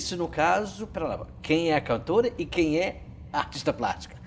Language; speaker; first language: Portuguese; native; Portuguese